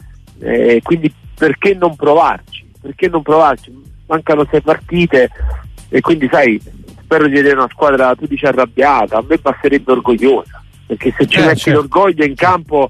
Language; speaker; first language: Italian; native; Italian